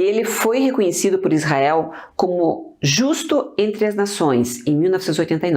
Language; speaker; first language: Portuguese; early bilingual, other home language; Spanish